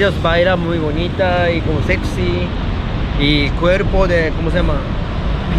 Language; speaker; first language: Spanish; non-native, learner; Japanese